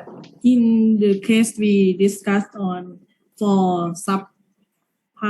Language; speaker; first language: English; non-native, learner; Lao